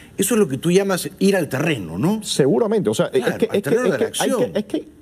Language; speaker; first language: Spanish; native; Spanish